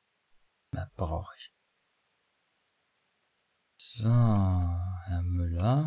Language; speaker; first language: German; native; German